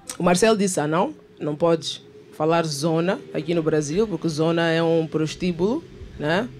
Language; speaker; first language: Portuguese; native; Portuguese